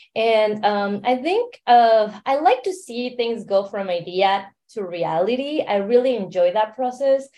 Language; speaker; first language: English; non-native, fluent; Spanish